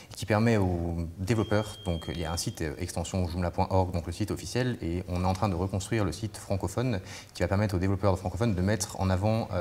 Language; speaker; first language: French; native; French